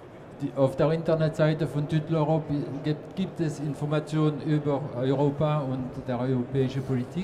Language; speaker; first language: German; non-native, fluent; French